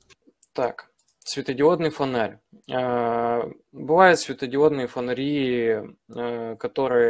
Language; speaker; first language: Russian; native; Russian